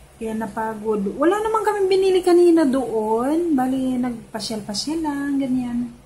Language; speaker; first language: Filipino; non-native, local second language; Cebuano